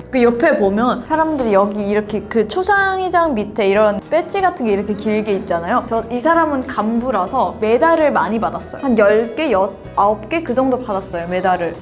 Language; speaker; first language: Korean; native; Korean